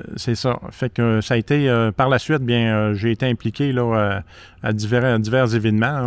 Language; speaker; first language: French; native; French